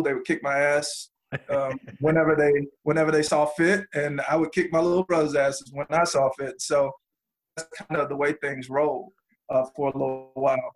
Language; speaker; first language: English; native; English